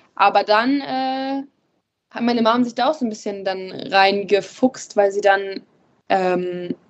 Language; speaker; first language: German; native; German